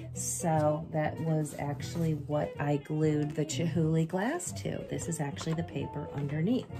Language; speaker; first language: English; native; English